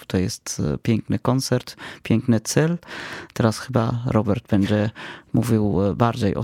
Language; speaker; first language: Polish; non-native, fluent; Arabic